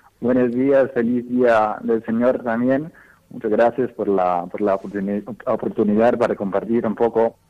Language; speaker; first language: Spanish; non-native, fluent; English